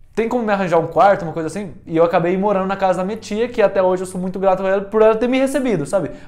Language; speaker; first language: Portuguese; early bilingual, heritage; Portuguese